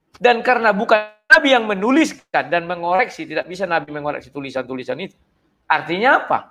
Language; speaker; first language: Indonesian; native; Indonesian